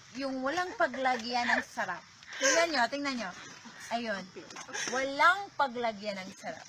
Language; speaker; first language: Filipino; non-native, local second language; Cebuano